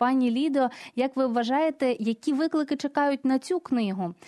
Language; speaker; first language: Ukrainian; native; Ukrainian